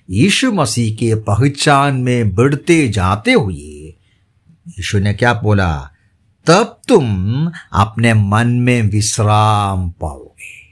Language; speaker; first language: Hindi; non-native, local second language; Malayalam